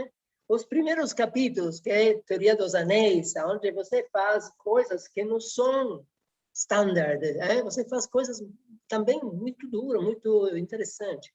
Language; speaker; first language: Portuguese; non-native, fluent; Italian